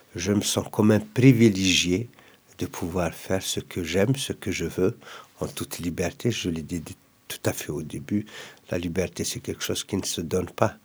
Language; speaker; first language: French; non-native, local second language; Kabyle